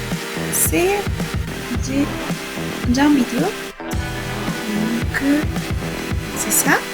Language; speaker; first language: French; non-native, learner; Spanish